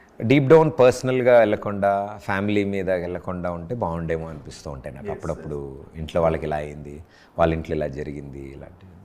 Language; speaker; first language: Telugu; native; Telugu